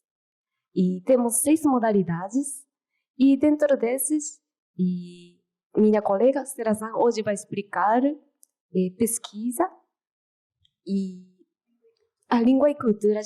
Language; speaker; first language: Portuguese; non-native, learner; Japanese